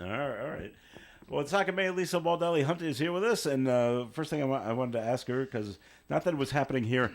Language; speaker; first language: English; native; English